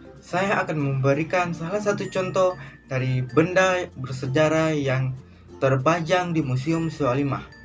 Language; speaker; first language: Indonesian; native; Indonesian